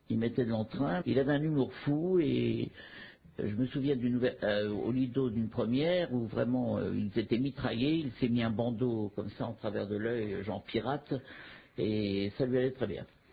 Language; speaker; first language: French; native; French